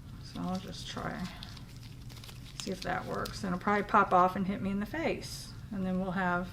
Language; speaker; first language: English; native; English